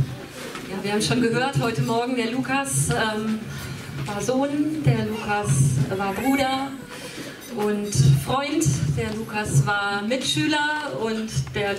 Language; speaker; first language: German; native; German